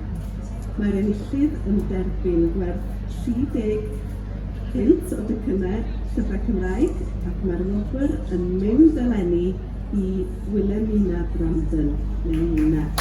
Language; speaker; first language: Welsh; native; Welsh